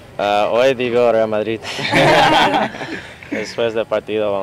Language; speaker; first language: Spanish; non-native, learner; English